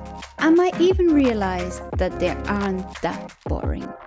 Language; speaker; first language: English; non-native, fluent; French